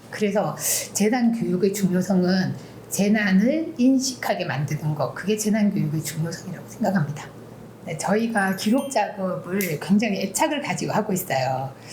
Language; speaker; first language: Korean; native; Korean